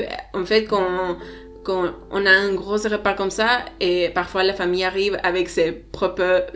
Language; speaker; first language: French; non-native, learner; Spanish